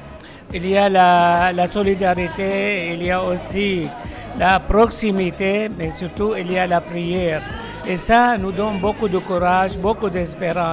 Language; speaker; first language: French; non-native, fluent; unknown